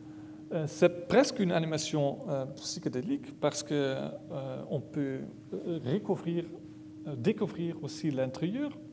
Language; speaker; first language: French; non-native, learner; Dutch